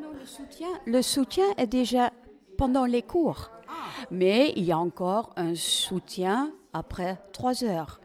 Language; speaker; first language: French; non-native, fluent; Dutch